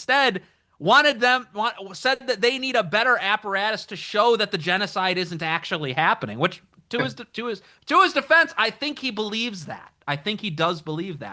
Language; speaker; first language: English; native; English